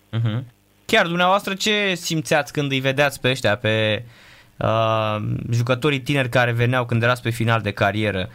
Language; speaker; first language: Romanian; native; Romanian